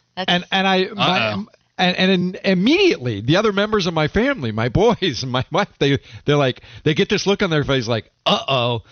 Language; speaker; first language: English; native; English